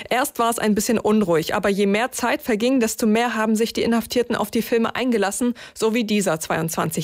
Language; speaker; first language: German; native; German